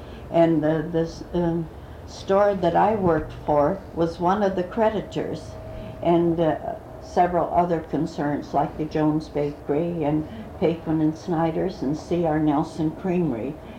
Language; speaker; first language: English; early bilingual, other home language; Swedish